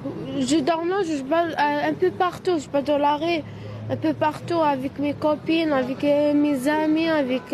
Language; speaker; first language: French; non-native, learner; Arabic